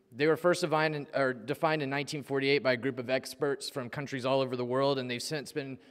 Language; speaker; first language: English; native; English